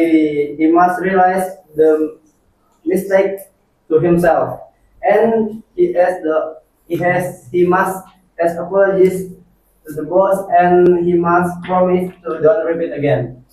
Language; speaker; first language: English; non-native, learner; Indonesian